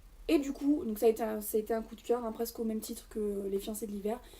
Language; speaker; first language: French; native; French